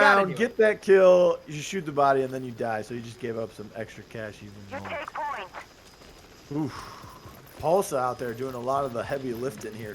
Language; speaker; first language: English; native; English